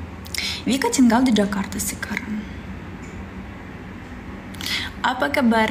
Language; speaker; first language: Indonesian; non-native, learner; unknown